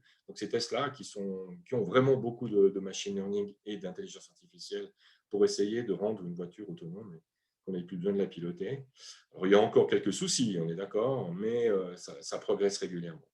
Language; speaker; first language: French; native; French